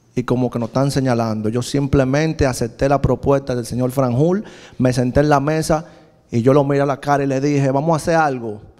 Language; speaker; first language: Spanish; native; Spanish